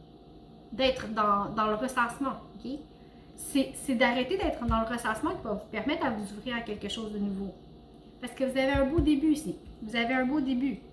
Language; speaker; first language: French; native; French